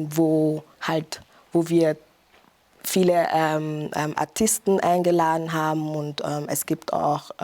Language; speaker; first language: German; non-native, fluent; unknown